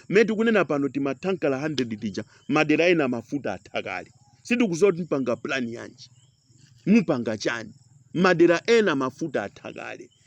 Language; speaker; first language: Nyanja; non-native, local second language; Tumbuka